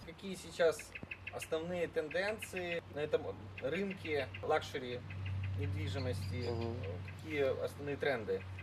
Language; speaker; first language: Russian; native; Russian